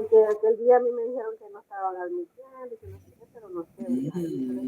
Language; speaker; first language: Spanish; native; Spanish